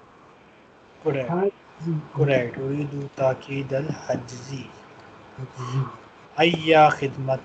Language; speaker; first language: Arabic; non-native, fluent; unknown